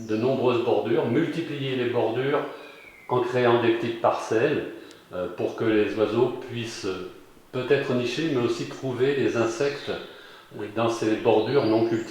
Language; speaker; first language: French; native; French